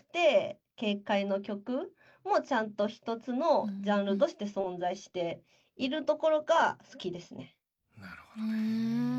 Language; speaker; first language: Japanese; non-native, fluent; Chinese